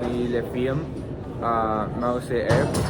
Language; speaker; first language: French; non-native, learner; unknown